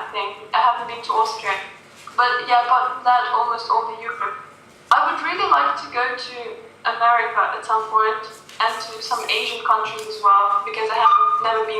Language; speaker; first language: English; non-native, fluent; Russian